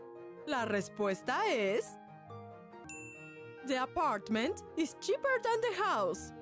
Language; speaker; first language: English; non-native, fluent; Spanish